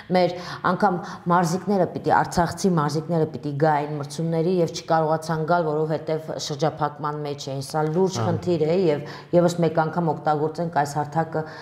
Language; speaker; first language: Armenian; native; Armenian